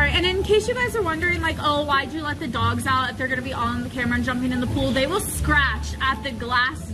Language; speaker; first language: English; native; English